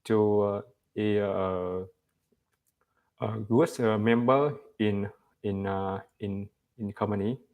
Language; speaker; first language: English; non-native, learner; Vietnamese